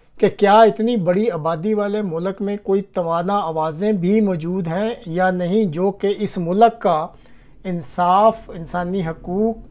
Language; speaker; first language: Urdu; non-native, local second language; Punjabi